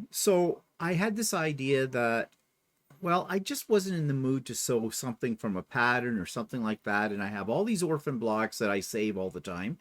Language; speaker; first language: English; native; English